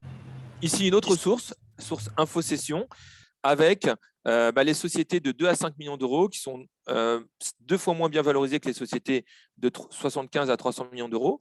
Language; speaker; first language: French; native; French